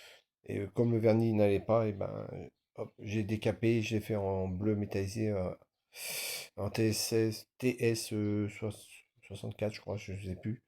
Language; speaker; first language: French; native; French